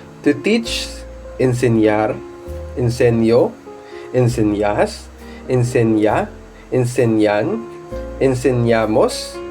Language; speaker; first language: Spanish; non-native, learner; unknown